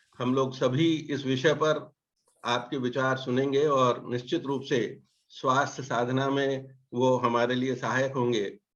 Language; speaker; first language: Hindi; native; Hindi